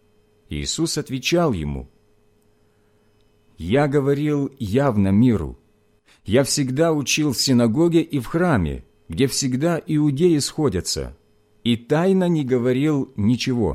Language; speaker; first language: Russian; native; Russian